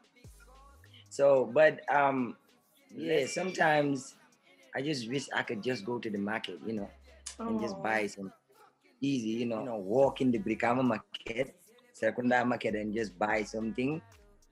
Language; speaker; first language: English; non-native, local second language; Mandingo